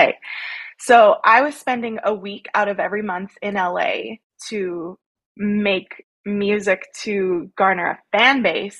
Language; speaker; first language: English; native; English